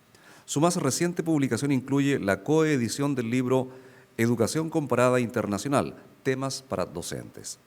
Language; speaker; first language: Spanish; native; Spanish